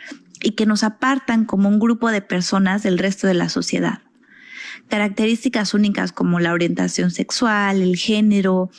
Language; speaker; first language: Spanish; native; Spanish